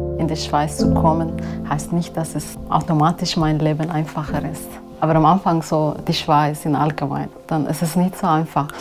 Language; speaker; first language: German; non-native, fluent; Tigrinya